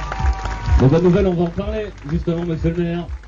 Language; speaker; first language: French; native; French